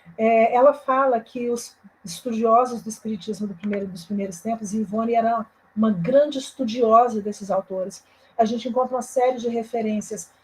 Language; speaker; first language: Portuguese; native; Portuguese